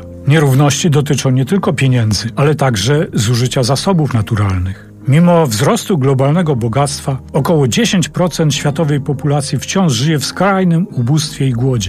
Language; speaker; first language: Polish; native; Polish